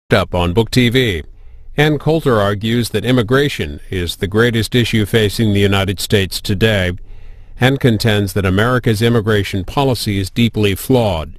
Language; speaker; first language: English; native; English